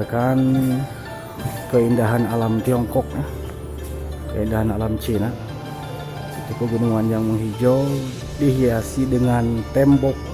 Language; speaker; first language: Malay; non-native, local second language; Sundanese